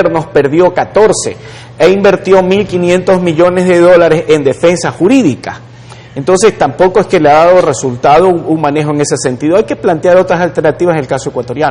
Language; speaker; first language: Spanish; native; Spanish